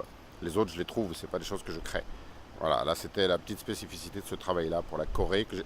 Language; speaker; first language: French; native; French